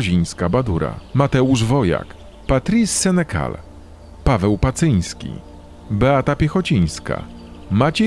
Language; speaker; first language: Polish; native; Polish